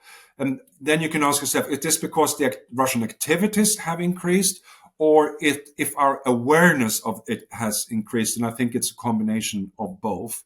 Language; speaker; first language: English; non-native, fluent; Swedish